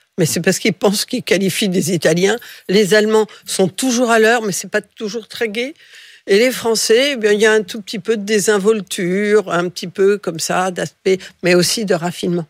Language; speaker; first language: French; early bilingual, other home language; Catalan